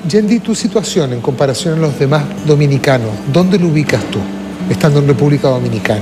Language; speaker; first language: Spanish; native; Spanish